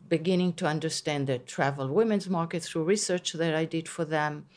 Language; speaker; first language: English; non-native, fluent; Hebrew